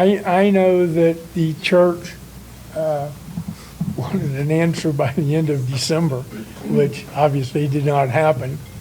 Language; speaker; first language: English; native; English